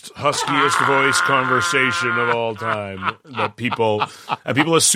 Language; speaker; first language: English; native; English